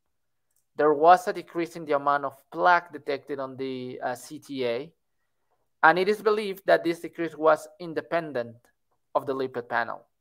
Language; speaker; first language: English; non-native, fluent; Spanish